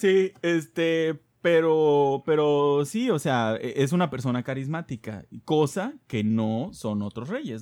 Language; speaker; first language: Spanish; native; Spanish